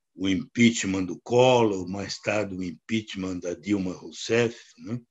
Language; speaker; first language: Portuguese; native; Portuguese